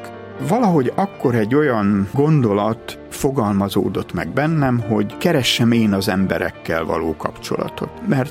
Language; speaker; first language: Hungarian; native; Hungarian